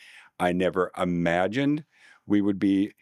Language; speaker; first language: English; native; English